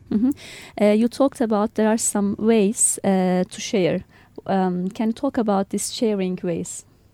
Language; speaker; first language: English; non-native, fluent; Turkish